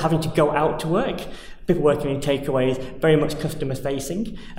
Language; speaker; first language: English; native; English